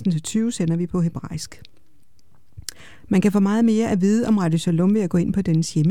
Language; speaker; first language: Danish; native; Danish